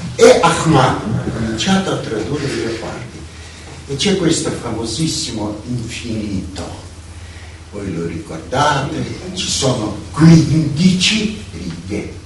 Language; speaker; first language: Italian; non-native, fluent; Russian